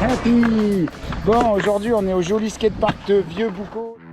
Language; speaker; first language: French; native; French